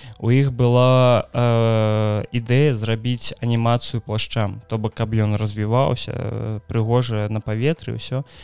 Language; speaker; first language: Belarusian; non-native, local second language; Russian